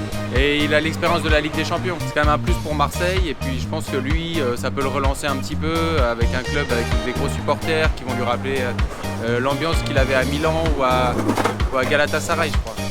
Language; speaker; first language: French; native; French